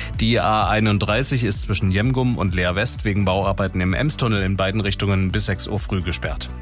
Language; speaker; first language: German; native; German